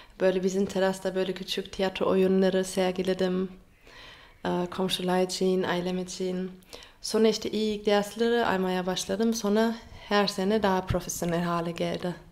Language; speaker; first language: Turkish; non-native, fluent; German